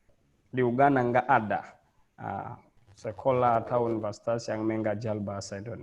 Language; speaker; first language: Indonesian; non-native, learner; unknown